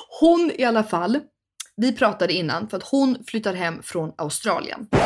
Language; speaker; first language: Swedish; native; Swedish